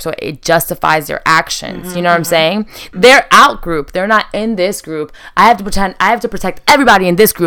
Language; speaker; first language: English; early bilingual, other home language; Spanish